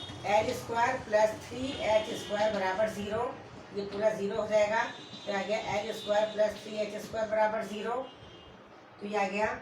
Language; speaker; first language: Hindi; native; Hindi